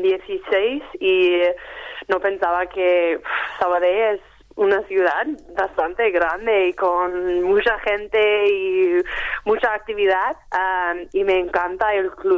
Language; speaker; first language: Spanish; non-native, fluent; English